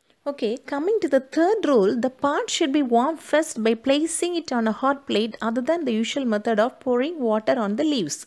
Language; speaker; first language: English; non-native, local second language; Tamil